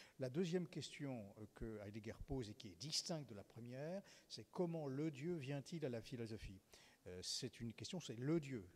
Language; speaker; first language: French; native; French